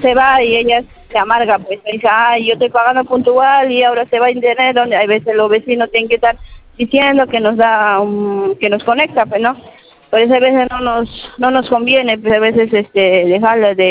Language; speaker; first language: Spanish; non-native, local second language; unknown